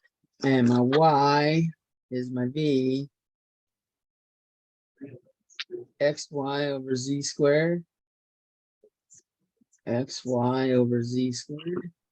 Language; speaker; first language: English; native; English